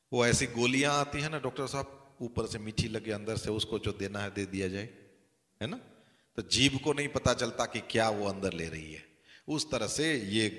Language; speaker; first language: Hindi; non-native, local second language; Gujarati